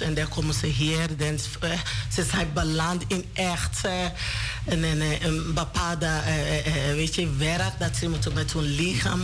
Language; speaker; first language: Dutch; non-native, learner; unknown